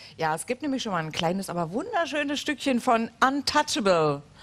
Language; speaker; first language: German; native; German